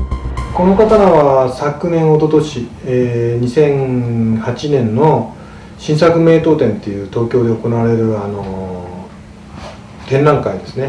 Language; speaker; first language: Japanese; native; Japanese